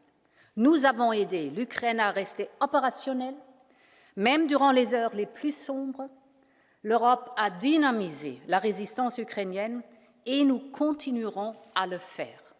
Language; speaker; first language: French; non-native, fluent; German